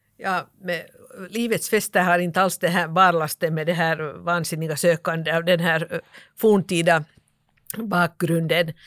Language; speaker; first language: Swedish; native; Swedish